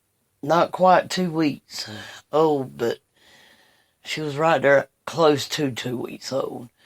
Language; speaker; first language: English; native; English